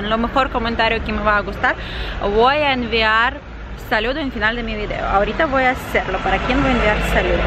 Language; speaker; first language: Spanish; non-native, fluent; Ukrainian